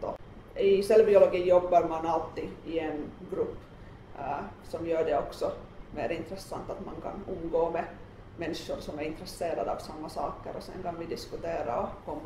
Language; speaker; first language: Swedish; non-native, local second language; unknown